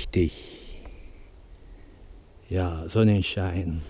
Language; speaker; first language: German; non-native, fluent; Turkish